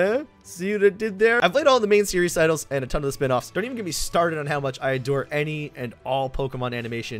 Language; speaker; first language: English; native; English